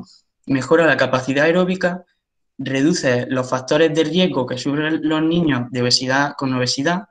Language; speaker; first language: Spanish; native; Spanish